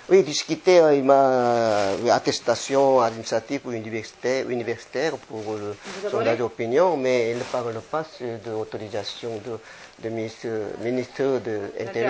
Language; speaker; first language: French; non-native, learner; Korean